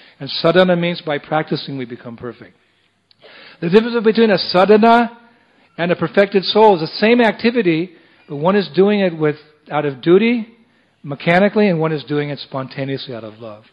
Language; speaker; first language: English; native; English